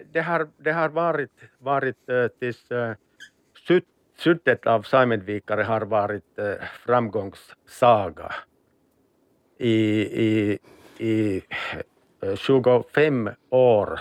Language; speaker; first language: Swedish; non-native, learner; Finnish